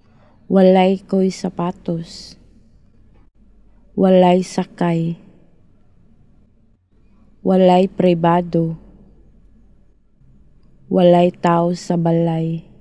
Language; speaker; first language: Cebuano; non-native, learner; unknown